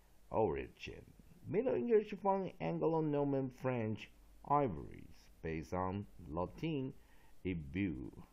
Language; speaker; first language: English; non-native, fluent; Chinese